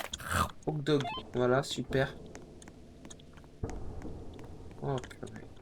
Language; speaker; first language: French; native; French